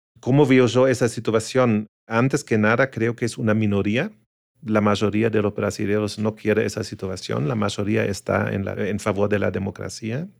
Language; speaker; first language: Spanish; non-native, fluent; German